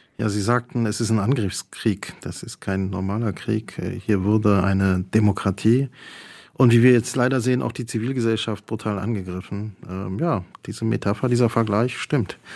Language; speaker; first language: German; early bilingual, other home language; Polish